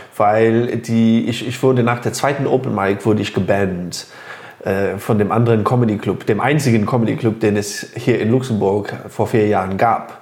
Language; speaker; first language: German; non-native, local second language; English